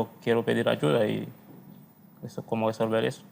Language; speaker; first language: Spanish; non-native, learner; Haitian Creole